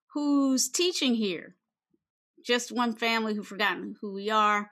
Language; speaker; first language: English; native; English